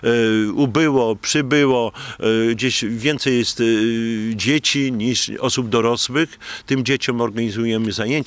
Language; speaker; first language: Polish; native; Polish